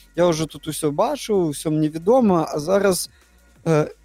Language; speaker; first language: Belarusian; non-native, local second language; Russian